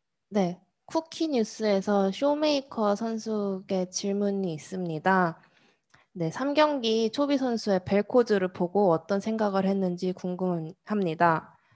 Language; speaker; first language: Korean; native; Korean